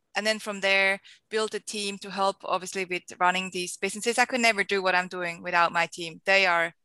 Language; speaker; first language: English; non-native, fluent; Swiss German